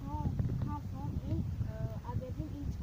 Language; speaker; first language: English; non-native, learner; Tajik